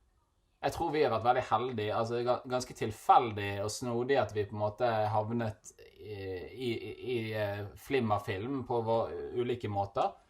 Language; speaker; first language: Norwegian; native; Norwegian